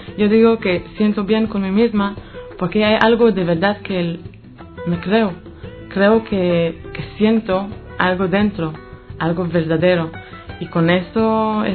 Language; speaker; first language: Spanish; non-native, fluent; Hebrew